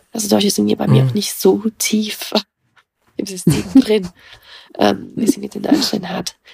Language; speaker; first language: German; early bilingual, other home language; Russian